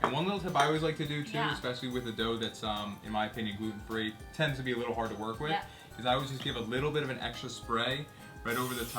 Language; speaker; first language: English; native; English